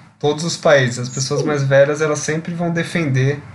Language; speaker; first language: Portuguese; native; Portuguese